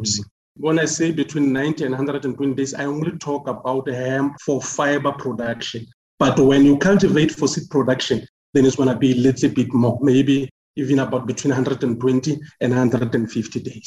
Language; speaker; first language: English; non-native, local second language; Northern Sotho